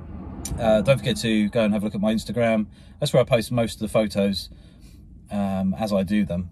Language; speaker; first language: English; native; English